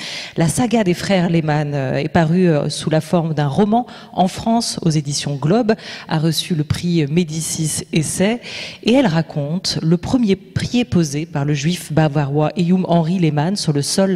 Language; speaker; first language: French; native; French